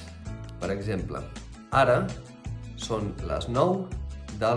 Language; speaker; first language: Catalan; non-native, fluent; Russian